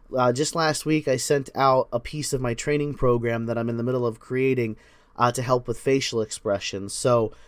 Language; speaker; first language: English; native; English